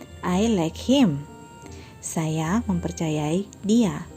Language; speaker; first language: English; non-native, fluent; Indonesian